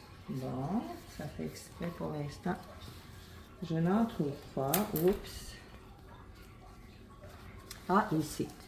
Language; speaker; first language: French; native; French